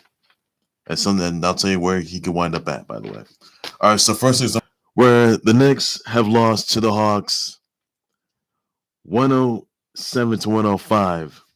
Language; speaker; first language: English; native; English